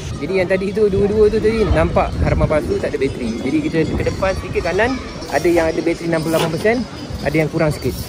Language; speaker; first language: Malay; native; Malay